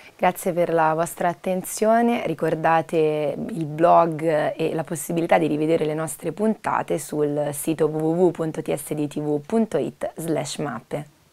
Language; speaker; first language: Italian; native; Italian